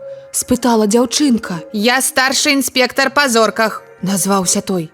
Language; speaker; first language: Belarusian; native; Belarusian